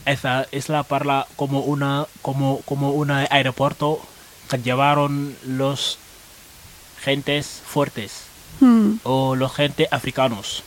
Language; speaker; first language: Spanish; non-native, learner; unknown